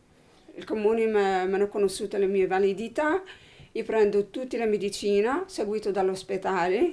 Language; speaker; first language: Italian; non-native, learner; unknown